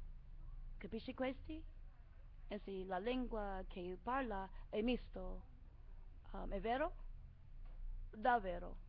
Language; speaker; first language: Italian; non-native, learner; English